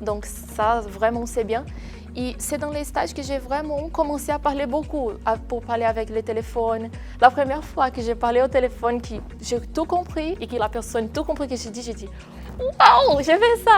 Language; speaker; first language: French; non-native, fluent; Portuguese